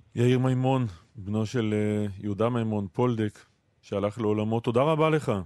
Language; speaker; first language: Hebrew; native; Hebrew